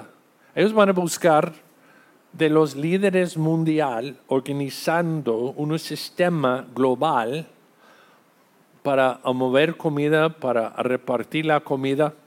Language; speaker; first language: Spanish; non-native, fluent; English